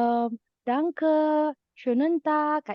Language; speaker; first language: German; non-native, fluent; Indonesian